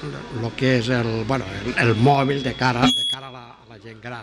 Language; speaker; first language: Catalan; non-native, local second language; Spanish